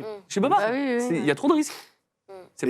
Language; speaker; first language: French; native; French